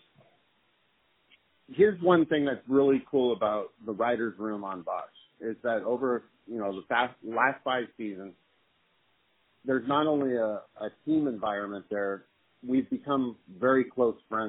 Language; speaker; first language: English; native; English